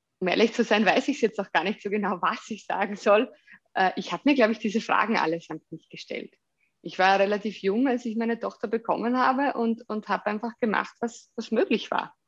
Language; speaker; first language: German; native; German